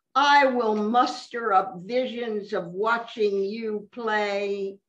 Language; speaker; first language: English; native; English